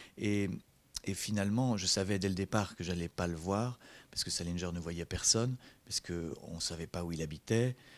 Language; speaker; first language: French; native; French